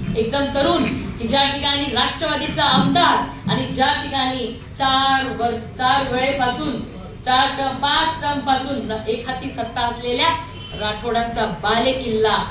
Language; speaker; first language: Marathi; native; Marathi